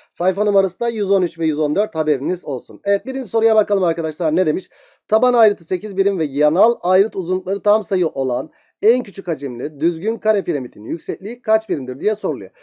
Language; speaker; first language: Turkish; native; Turkish